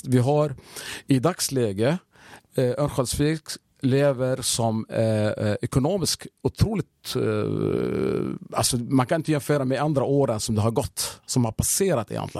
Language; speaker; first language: Swedish; non-native, fluent; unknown